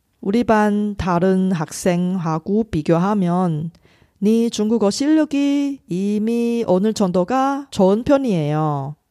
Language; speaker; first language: Korean; non-native, local second language; Chinese